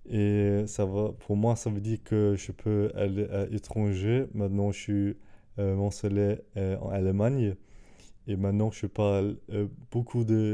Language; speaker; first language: French; non-native, fluent; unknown